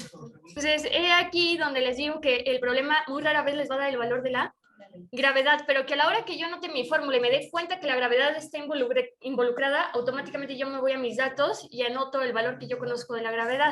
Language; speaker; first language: Spanish; native; Spanish